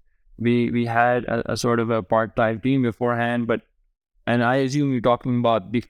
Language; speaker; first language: English; non-native, local second language; Urdu